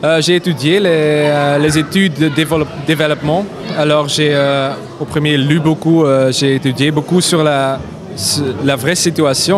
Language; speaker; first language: French; non-native, local second language; Dutch